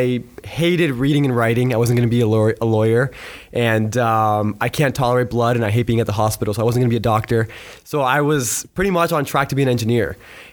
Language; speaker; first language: English; native; English